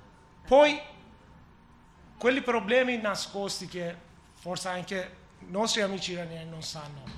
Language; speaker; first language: Italian; non-native, learner; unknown